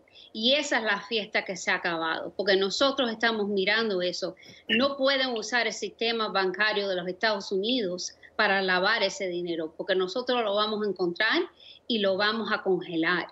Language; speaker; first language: Spanish; early bilingual, other home language; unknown